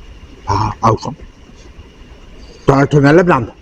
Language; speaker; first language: French; native; French